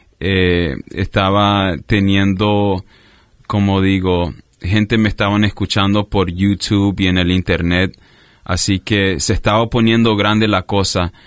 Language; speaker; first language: Spanish; early bilingual, heritage; Spanish